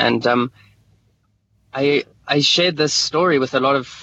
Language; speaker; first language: English; native; English